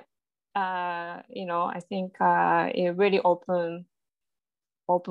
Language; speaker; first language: English; non-native, fluent; Japanese